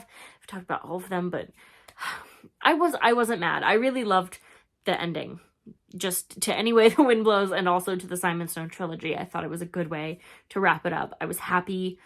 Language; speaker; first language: English; native; English